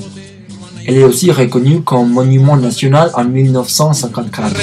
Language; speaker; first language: French; non-native, learner; Spanish